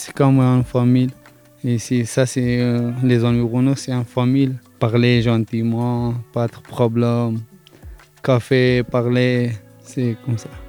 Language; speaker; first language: French; non-native, learner; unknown